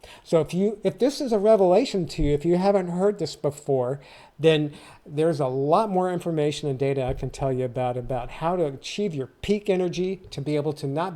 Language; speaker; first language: English; native; English